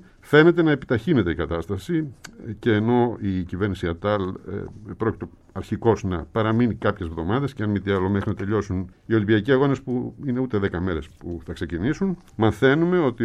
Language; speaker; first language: Greek; native; Greek